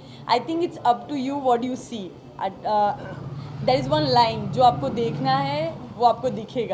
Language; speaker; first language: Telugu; non-native, learner; Gujarati